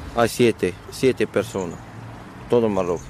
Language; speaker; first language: Spanish; non-native, learner; Arabic